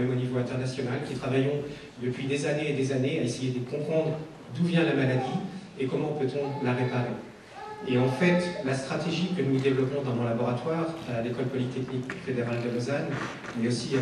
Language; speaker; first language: French; native; French